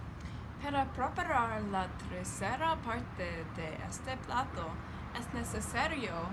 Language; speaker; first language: Spanish; non-native, learner; English